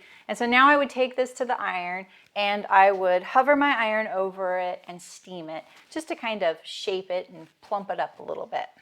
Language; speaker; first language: English; native; English